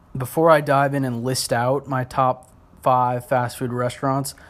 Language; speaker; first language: English; native; English